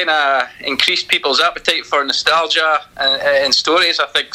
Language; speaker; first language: English; native; English